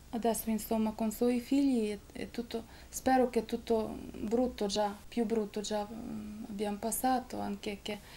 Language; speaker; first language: Italian; non-native, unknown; Ukrainian